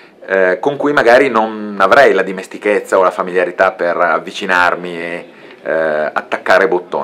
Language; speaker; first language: Italian; native; Italian